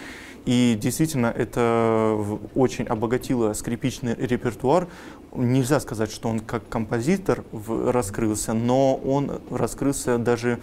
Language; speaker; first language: Russian; native; Russian